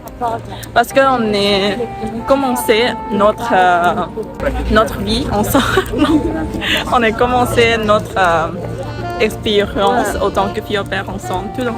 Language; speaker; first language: French; non-native, learner; Thai